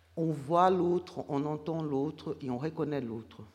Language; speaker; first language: French; non-native, fluent; Portuguese